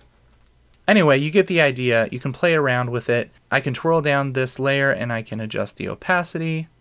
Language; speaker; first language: English; native; English